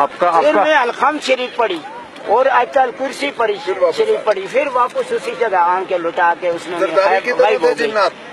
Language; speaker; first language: Hindi; non-native, local second language; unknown